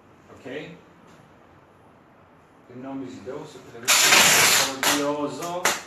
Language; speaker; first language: Portuguese; non-native, fluent; Persian